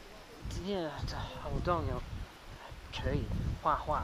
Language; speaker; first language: Chinese; non-native, learner; English